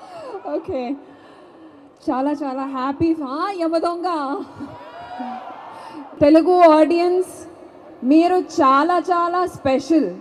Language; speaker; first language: Telugu; non-native, fluent; Malayalam